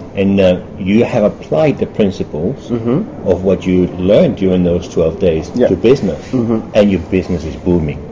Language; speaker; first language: English; early bilingual, other home language; German